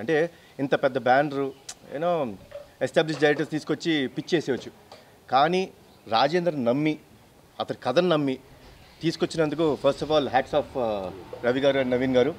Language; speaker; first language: Telugu; native; Telugu